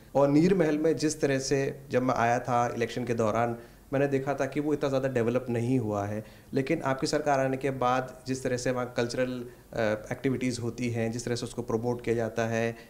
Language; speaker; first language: Hindi; native; Hindi